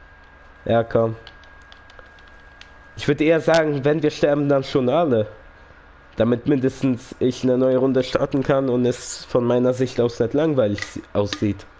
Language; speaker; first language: German; native; German